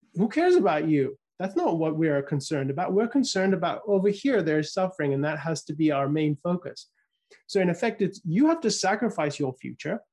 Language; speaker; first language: English; native; English